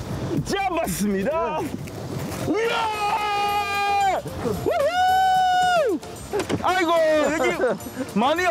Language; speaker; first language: Korean; non-native, fluent; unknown